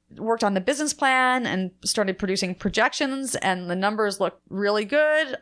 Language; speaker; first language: English; native; English